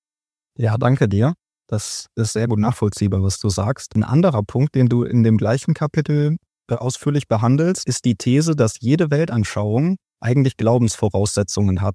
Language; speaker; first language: German; native; German